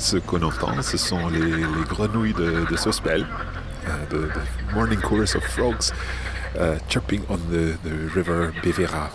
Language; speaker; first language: French; non-native, fluent; English